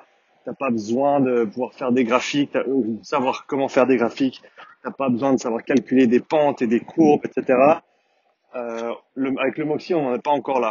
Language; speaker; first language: French; native; French